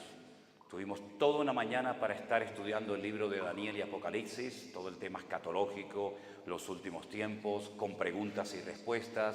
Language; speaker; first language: Spanish; native; Spanish